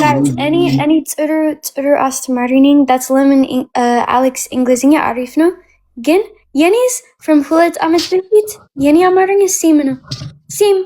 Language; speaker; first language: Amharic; non-native, learner; English